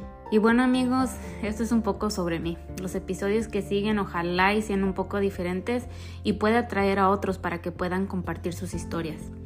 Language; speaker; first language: Spanish; early bilingual, heritage; Spanish